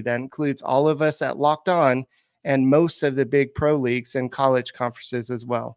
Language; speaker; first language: English; native; English